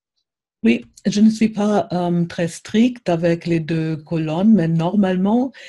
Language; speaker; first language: French; non-native, fluent; German